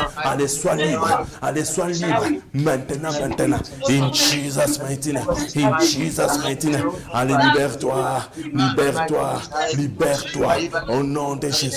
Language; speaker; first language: French; non-native, local second language; Lingala